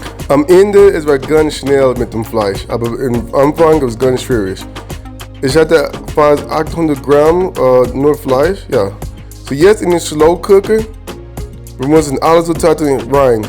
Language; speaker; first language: German; non-native, learner; English